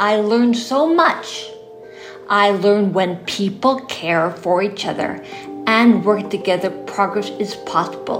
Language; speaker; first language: English; native; English